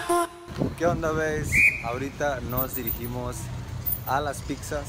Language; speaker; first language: Spanish; native; Spanish